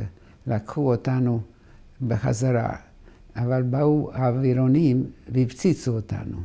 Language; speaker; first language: Hebrew; non-native, fluent; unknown